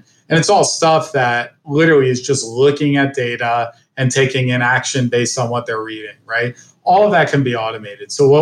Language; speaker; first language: English; native; English